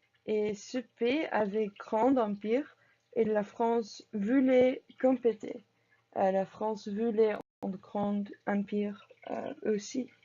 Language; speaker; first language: French; non-native, learner; English